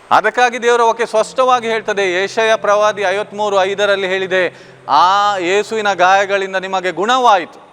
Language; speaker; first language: Kannada; non-native, local second language; Konkani